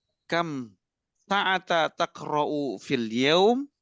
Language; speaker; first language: Arabic; non-native, learner; Indonesian